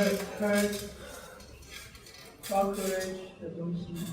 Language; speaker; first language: English; non-native, learner; Chinese